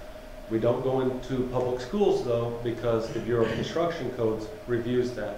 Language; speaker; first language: English; native; English